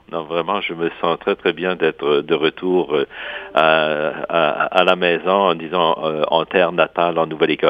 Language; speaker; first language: French; native; French